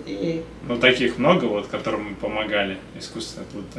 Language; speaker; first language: Russian; native; Russian